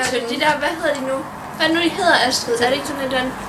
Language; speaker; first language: Danish; native; Danish